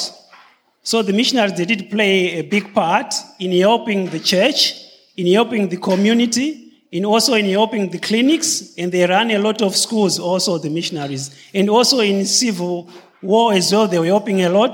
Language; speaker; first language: English; non-native, local second language; Shona